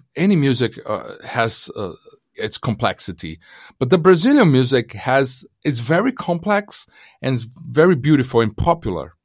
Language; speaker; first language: English; non-native, fluent; Portuguese